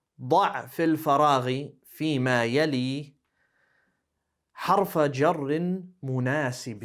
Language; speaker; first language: Arabic; non-native, fluent; English